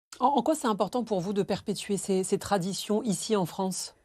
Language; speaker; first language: French; native; French